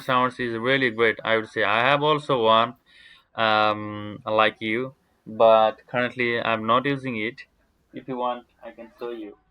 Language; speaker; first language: English; non-native, learner; Bangla